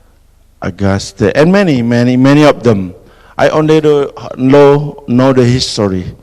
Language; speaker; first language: English; non-native, fluent; Indonesian